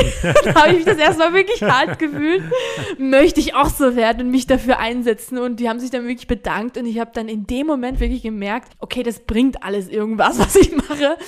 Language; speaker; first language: German; non-native, fluent; Georgian